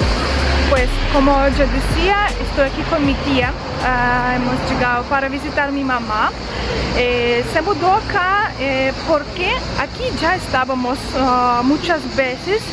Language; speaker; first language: Spanish; non-native, fluent; Russian